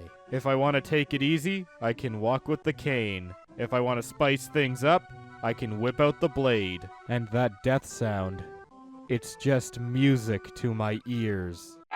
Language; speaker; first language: English; native; English